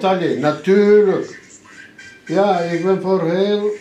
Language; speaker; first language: Dutch; non-native, learner; Turkish